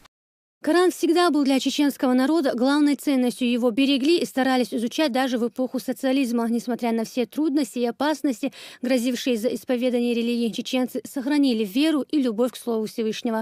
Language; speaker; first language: Russian; native; Russian